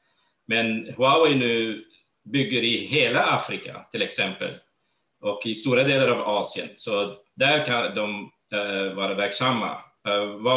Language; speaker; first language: Swedish; non-native, fluent; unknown